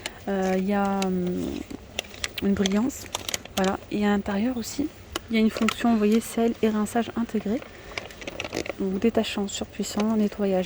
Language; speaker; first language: French; native; French